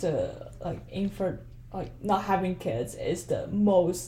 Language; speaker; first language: English; non-native, fluent; Chinese